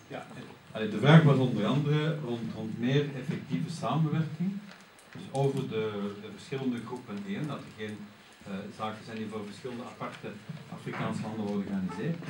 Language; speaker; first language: Dutch; native; Dutch